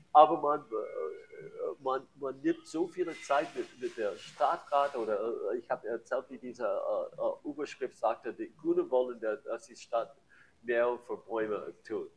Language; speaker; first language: German; non-native, learner; English